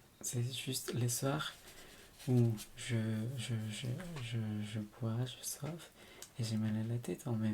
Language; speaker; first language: French; non-native, fluent; Spanish